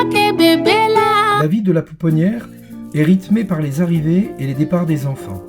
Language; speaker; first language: French; native; French